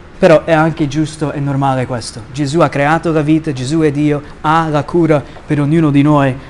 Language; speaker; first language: Italian; non-native, fluent; English